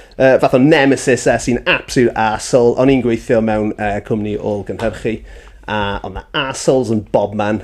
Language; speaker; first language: Welsh; native; Welsh